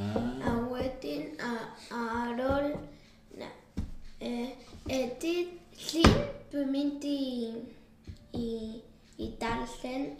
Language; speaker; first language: Welsh; non-native, learner; Spanish